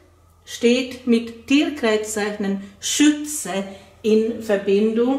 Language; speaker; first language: German; non-native, fluent; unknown